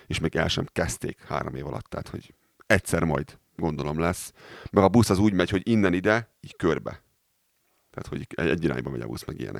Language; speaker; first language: Hungarian; native; Hungarian